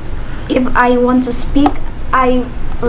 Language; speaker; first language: English; non-native, learner; Indonesian